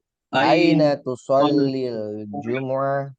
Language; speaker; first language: Arabic; non-native, learner; Indonesian